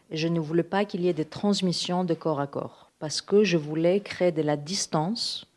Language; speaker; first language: French; non-native, fluent; Greek